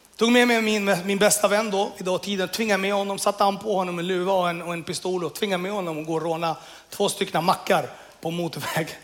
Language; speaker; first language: Swedish; early bilingual, other home language; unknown